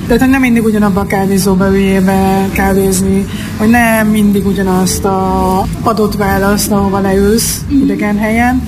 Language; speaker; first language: Hungarian; native; Hungarian